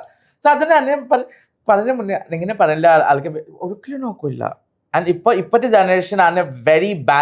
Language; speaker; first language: Malayalam; non-native, local second language; Assamese